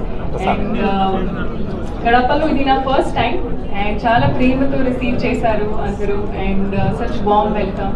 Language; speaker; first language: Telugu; non-native, fluent; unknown